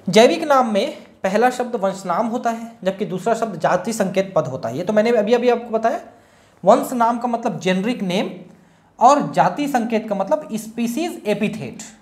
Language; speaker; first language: Hindi; native; Hindi